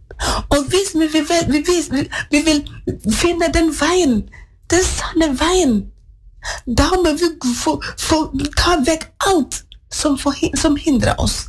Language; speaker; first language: Norwegian; non-native, fluent; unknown